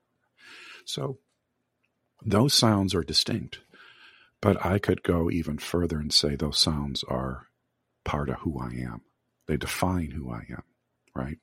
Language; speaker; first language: English; native; English